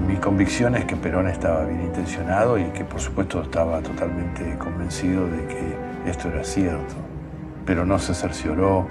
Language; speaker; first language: Spanish; native; Spanish